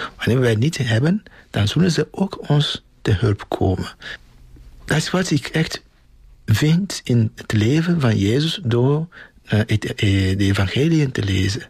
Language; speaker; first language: Dutch; non-native, fluent; Ewe